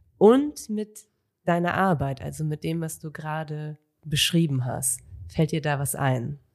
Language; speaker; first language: German; native; German